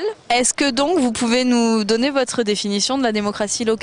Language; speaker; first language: French; native; French